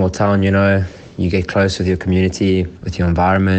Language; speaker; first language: English; native; English